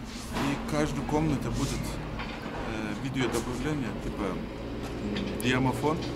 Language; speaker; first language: Russian; non-native, learner; Turkish